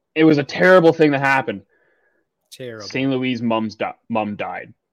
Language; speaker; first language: English; native; English